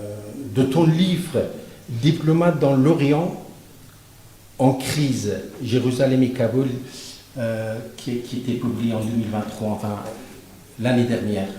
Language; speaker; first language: French; non-native, fluent; Persian